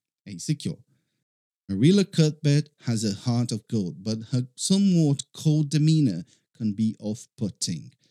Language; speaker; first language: English; non-native, fluent; Portuguese